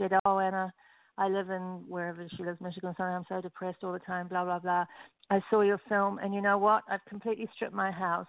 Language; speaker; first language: English; native; English